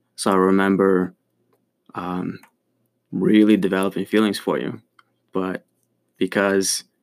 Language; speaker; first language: English; early bilingual, other home language; Ukrainian